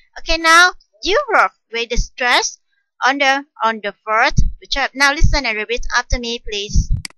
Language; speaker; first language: English; non-native, fluent; Vietnamese